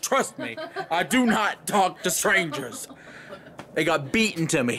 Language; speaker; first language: English; native; English